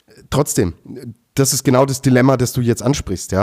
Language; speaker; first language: German; native; German